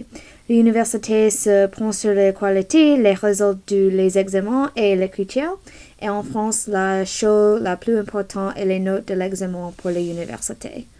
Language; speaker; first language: French; non-native, learner; English